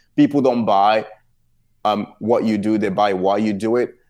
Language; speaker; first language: English; non-native, local second language; French